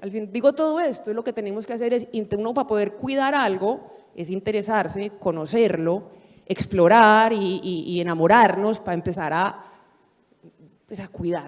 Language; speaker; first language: Spanish; native; Spanish